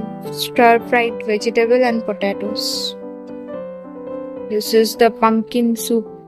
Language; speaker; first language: English; non-native, local second language; Bangla